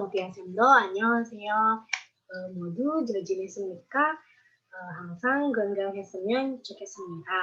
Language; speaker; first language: Korean; non-native, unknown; Indonesian